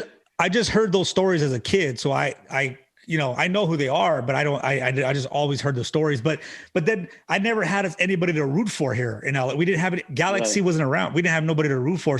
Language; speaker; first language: English; native; English